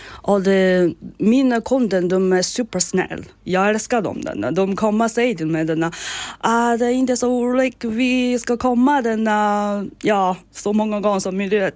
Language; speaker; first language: Swedish; non-native, learner; Chinese